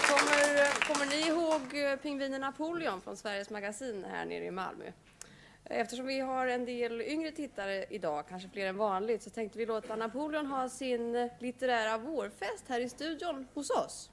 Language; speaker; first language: Swedish; native; Swedish